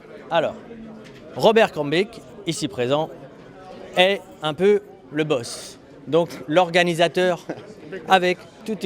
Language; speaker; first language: French; native; French